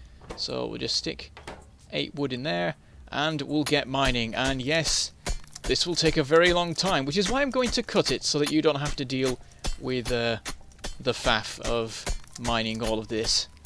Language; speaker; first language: English; native; English